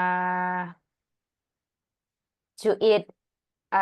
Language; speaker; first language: English; non-native, learner; Indonesian